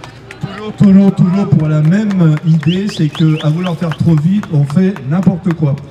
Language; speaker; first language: French; native; French